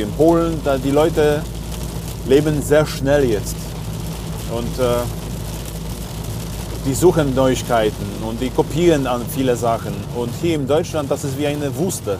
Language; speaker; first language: German; non-native, learner; Polish